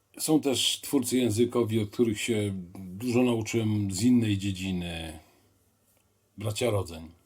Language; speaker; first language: Polish; native; Polish